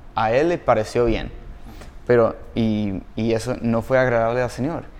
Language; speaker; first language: Spanish; non-native, fluent; English